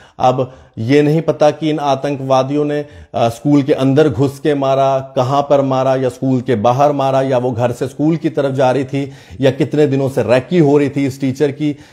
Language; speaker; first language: Hindi; native; Hindi